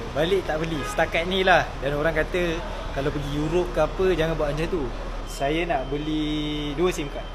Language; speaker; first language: Malay; native; Malay